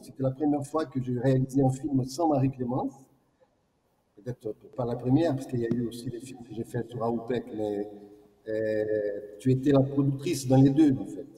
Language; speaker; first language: French; non-native, fluent; Portuguese